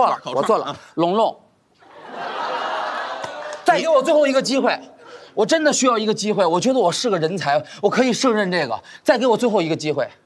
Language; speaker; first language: Chinese; native; Chinese